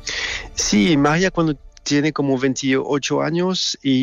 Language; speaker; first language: Spanish; non-native, learner; French